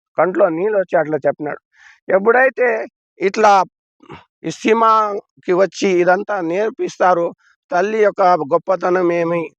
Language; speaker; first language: Telugu; non-native, local second language; Urdu